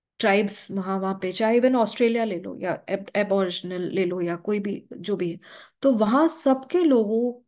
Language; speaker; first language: Hindi; native; Hindi